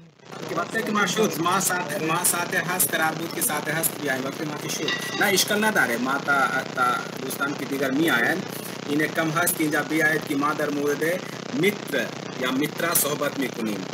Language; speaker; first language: Persian; non-native, learner; Hindi